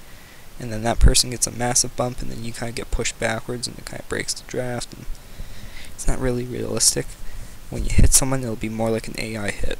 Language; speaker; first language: English; native; English